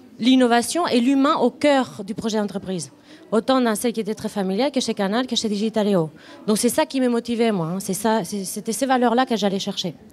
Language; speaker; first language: French; non-native, fluent; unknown